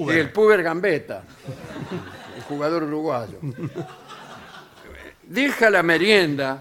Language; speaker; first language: Spanish; native; Spanish